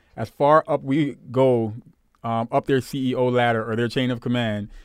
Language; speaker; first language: English; native; English